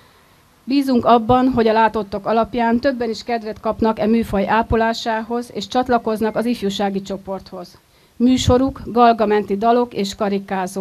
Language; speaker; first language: Hungarian; native; Hungarian